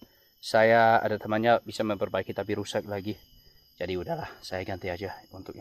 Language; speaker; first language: Indonesian; non-native, fluent; English